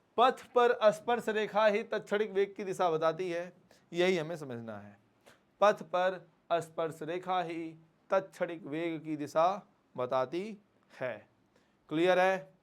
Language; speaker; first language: Hindi; native; Hindi